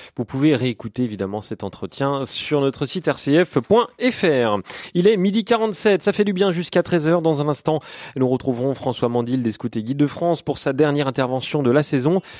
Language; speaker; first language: French; native; French